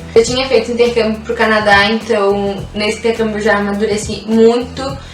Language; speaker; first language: Portuguese; native; Portuguese